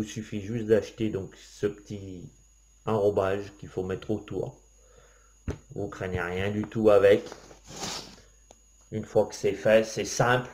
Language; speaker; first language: French; native; French